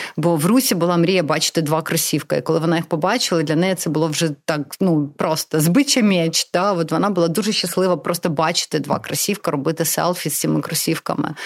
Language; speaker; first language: Ukrainian; non-native, local second language; Russian